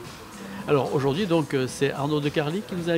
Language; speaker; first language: French; native; French